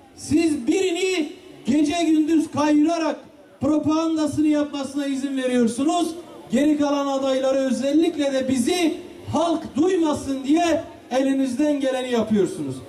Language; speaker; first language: Turkish; non-native, local second language; Kurdish